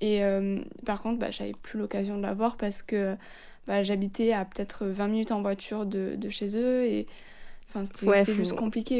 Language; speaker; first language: French; native; French